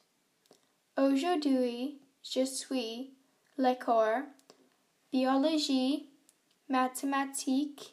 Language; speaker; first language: French; non-native, learner; English